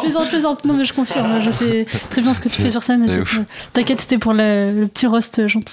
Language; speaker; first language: French; native; French